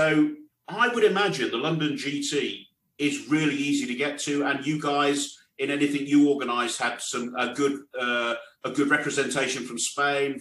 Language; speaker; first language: English; native; English